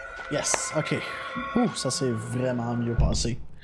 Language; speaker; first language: French; native; French